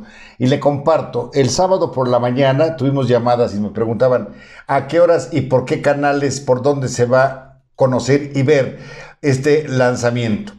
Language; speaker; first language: Spanish; native; Spanish